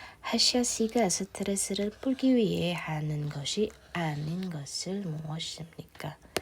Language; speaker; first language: Korean; non-native, fluent; Indonesian